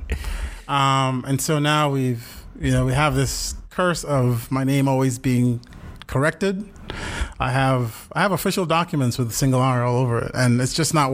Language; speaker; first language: English; non-native, local second language; Yoruba